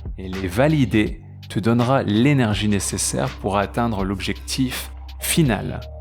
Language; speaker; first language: French; native; French